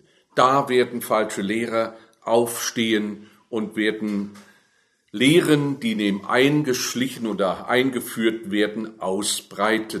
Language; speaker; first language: German; native; German